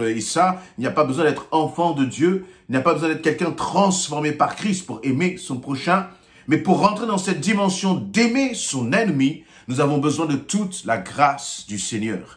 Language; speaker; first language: French; native; French